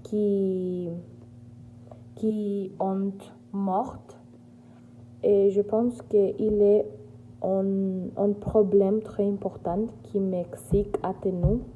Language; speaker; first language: French; non-native, learner; Spanish